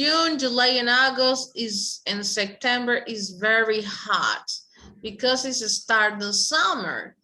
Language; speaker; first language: English; non-native, fluent; Spanish